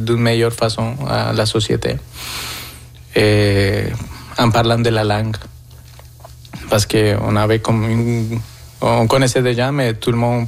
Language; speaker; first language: French; non-native, fluent; Spanish